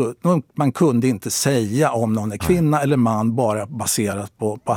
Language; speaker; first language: Swedish; native; Swedish